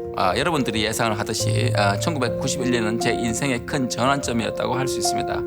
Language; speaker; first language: Korean; native; Korean